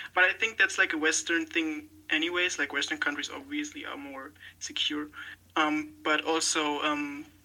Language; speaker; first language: English; non-native, fluent; German